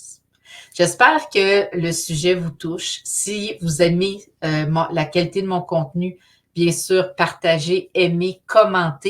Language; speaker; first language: French; native; French